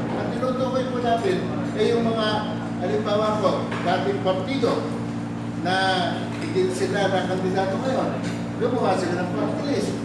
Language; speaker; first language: Filipino; native; Filipino